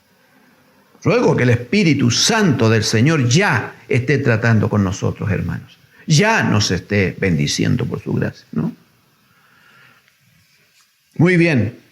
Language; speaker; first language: Spanish; native; Spanish